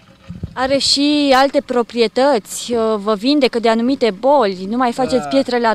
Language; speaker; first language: Romanian; native; Romanian